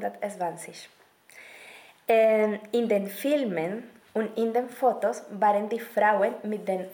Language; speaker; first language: German; non-native, learner; Spanish